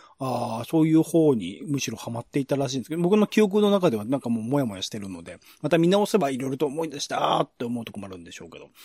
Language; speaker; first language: Japanese; native; Japanese